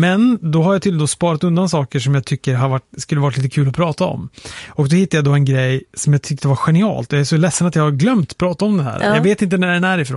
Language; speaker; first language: Swedish; native; Swedish